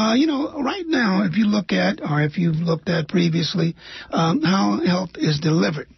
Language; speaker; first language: English; native; English